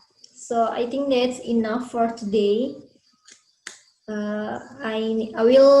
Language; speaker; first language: English; non-native, learner; Indonesian